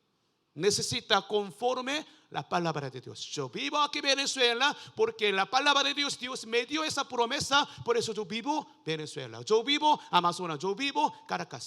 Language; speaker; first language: Spanish; non-native, learner; Korean